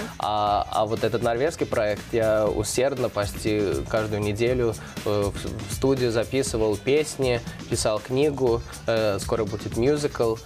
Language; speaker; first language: Russian; early bilingual, heritage; Russian